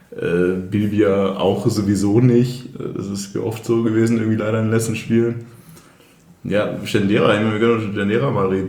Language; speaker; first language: German; native; German